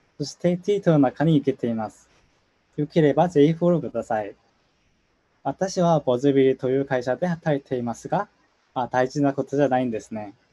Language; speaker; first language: Japanese; non-native, learner; Korean